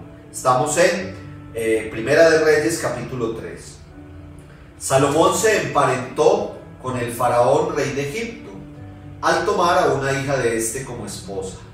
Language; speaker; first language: Spanish; native; Spanish